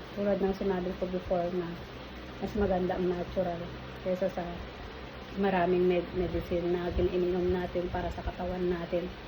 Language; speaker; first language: Filipino; non-native, local second language; Iloko